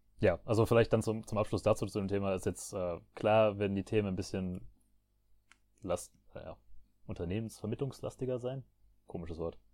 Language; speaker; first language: German; native; German